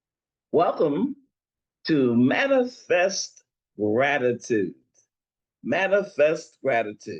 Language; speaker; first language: English; native; English